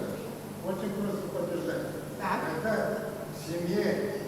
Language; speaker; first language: Russian; non-native, local second language; Kazakh